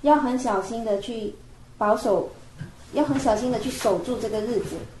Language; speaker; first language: Chinese; native; Chinese